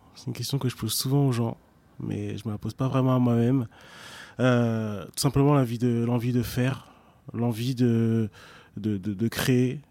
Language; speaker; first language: French; early bilingual, other home language; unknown